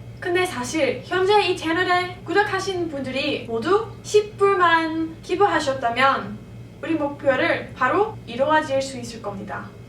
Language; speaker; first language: Korean; non-native, fluent; English